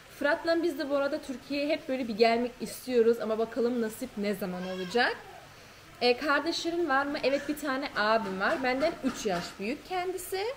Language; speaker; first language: Turkish; early bilingual, heritage; Turkish